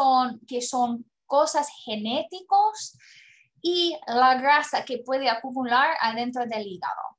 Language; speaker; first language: Spanish; non-native, learner; English